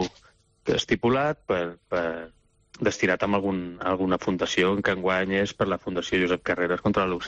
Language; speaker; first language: Catalan; native; Catalan